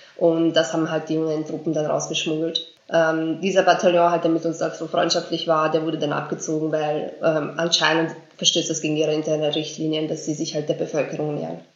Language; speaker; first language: German; early bilingual, other home language; Bosnian